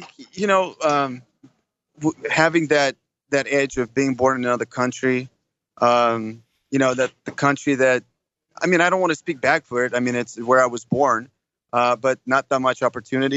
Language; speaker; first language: English; non-native, fluent; Russian